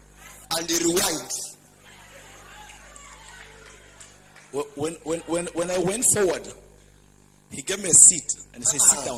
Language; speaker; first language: English; non-native, local second language; Swahili